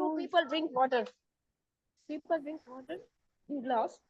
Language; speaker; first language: English; non-native, learner; Urdu